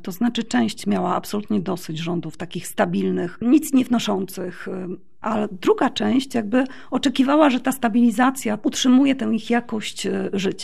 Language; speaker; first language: Polish; native; Polish